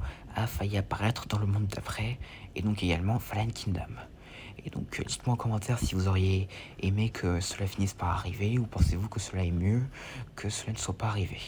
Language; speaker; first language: French; native; French